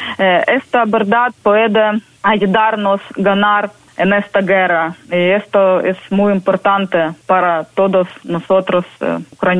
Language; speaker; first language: Spanish; non-native, fluent; Ukrainian